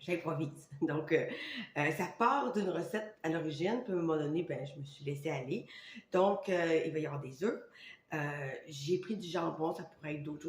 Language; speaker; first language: French; native; French